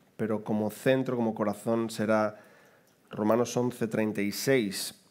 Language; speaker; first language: Spanish; native; Spanish